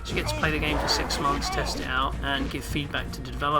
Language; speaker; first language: English; native; English